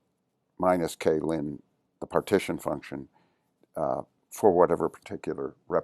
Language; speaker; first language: English; native; English